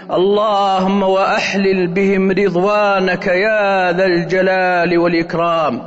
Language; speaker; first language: Arabic; native; Arabic